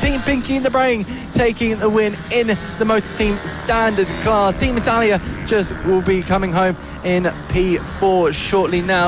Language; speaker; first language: English; native; English